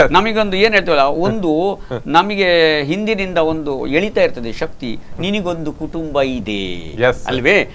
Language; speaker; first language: Kannada; non-native, local second language; Marathi